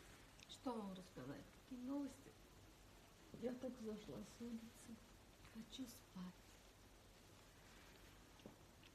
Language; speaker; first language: Russian; native; Russian